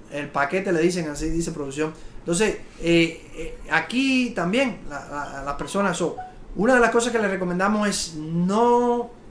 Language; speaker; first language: Spanish; native; Spanish